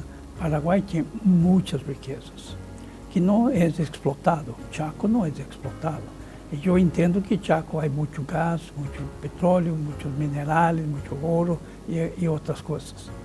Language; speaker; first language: Spanish; non-native, fluent; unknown